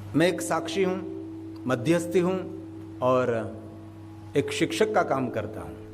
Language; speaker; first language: Hindi; non-native, local second language; Gujarati